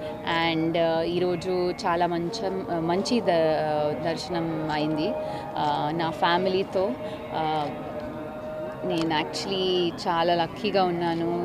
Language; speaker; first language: Telugu; non-native, learner; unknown